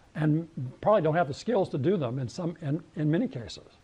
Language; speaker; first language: English; native; English